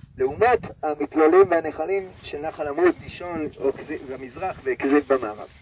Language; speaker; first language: Hebrew; native; Hebrew